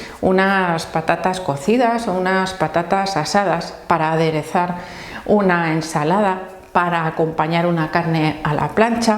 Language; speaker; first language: Spanish; native; Spanish